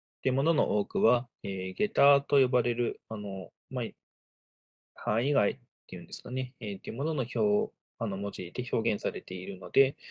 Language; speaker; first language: Japanese; native; Japanese